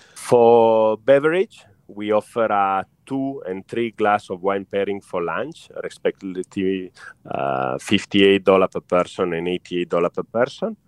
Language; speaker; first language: English; non-native, fluent; Italian